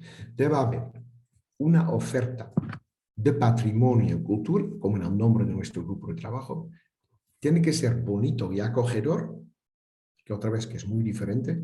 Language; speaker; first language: Spanish; non-native, fluent; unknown